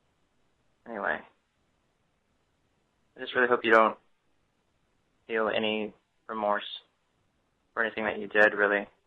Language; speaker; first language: English; native; English